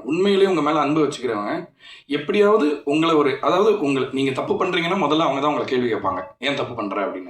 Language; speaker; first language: Tamil; native; Tamil